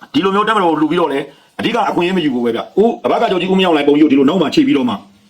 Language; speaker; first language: Burmese; native; Burmese